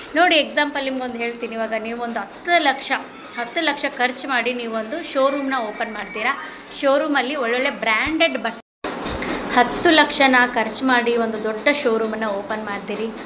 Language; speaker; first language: Kannada; native; Kannada